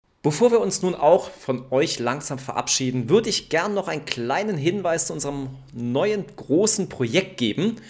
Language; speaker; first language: German; native; German